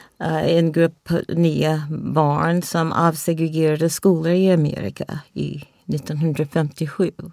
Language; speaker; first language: Swedish; non-native, fluent; English